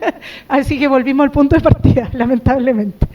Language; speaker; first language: Spanish; native; Spanish